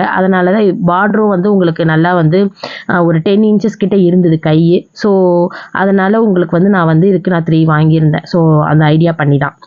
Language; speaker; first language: Tamil; native; Tamil